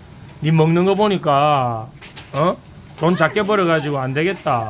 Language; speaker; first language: Korean; native; Korean